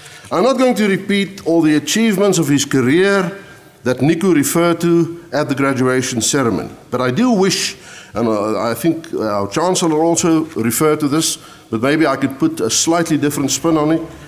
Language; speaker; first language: English; non-native, local second language; Afrikaans